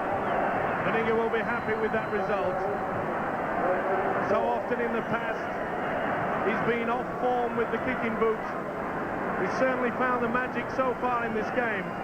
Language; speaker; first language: English; native; English